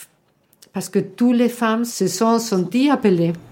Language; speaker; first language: French; non-native, fluent; Spanish